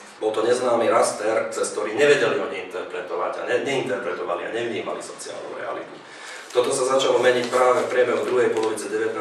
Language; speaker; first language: Slovak; non-native, local second language; Hungarian